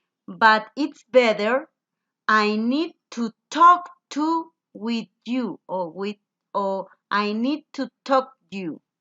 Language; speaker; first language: English; non-native, fluent; Spanish